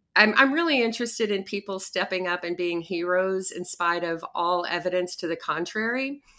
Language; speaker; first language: English; native; English